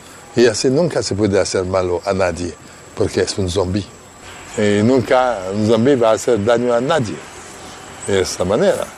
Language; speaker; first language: Spanish; non-native, fluent; Haitian Creole